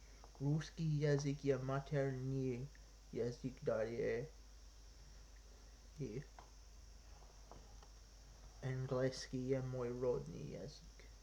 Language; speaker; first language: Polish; non-native, learner; English